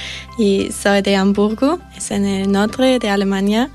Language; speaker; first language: Spanish; non-native, fluent; German